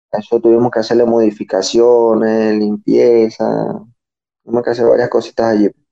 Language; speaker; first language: Spanish; native; Spanish